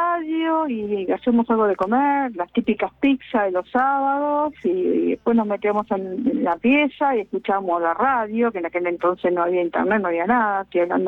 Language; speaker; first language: Spanish; native; Spanish